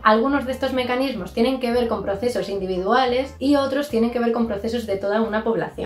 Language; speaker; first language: Spanish; native; Spanish